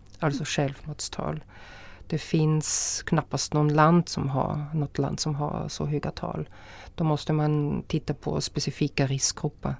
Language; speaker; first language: Swedish; non-native, fluent; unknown